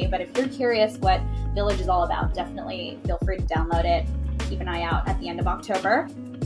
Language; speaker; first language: English; native; English